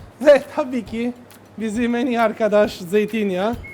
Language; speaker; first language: Turkish; non-native, learner; Italian